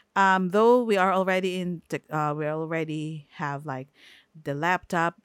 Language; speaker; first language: English; non-native, local second language; Filipino